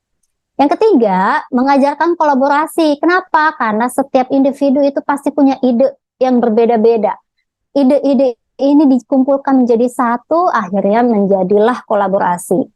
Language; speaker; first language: Indonesian; native; Indonesian